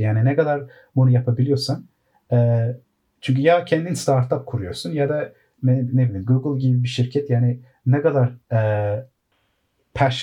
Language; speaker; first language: Turkish; early bilingual, heritage; Turkish